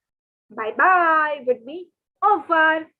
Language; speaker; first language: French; non-native, learner; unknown